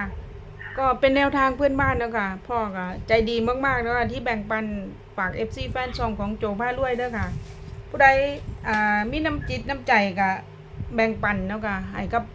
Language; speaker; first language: Thai; non-native, local second language; Lao